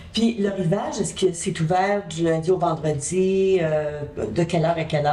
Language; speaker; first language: French; native; French